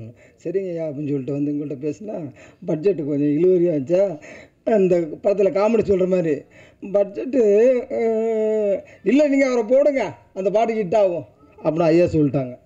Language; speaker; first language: Tamil; native; Tamil